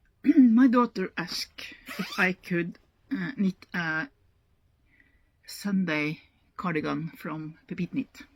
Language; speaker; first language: English; non-native, learner; Norwegian